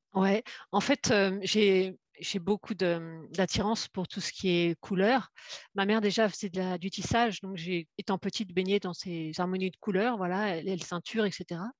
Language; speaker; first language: French; native; French